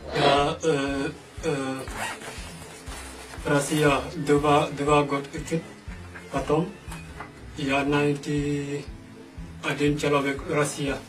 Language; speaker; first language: Russian; non-native, learner; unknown